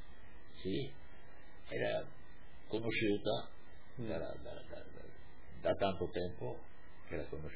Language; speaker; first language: Italian; non-native, local second language; Friulian